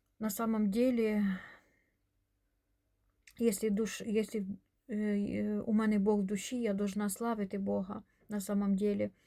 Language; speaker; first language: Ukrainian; non-native, local second language; Russian